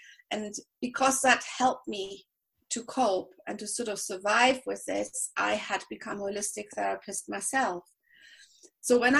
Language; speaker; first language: English; non-native, fluent; German